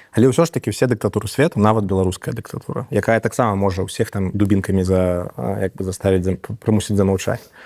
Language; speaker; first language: Belarusian; non-native, local second language; Russian